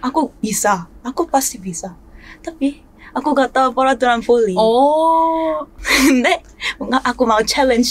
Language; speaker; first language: Indonesian; non-native, fluent; Korean